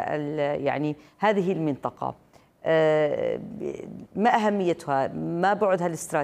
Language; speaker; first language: Arabic; native; Arabic